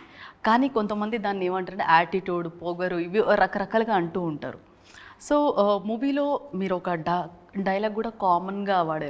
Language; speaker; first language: Telugu; native; Telugu